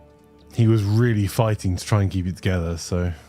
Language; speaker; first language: English; native; English